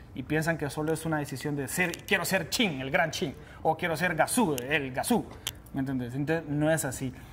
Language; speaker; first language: Spanish; native; Spanish